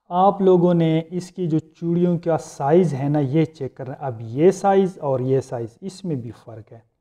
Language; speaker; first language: Urdu; non-native, local second language; Punjabi